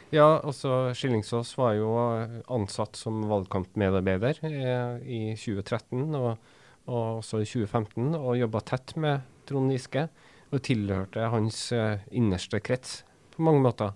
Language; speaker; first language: Norwegian; native; Norwegian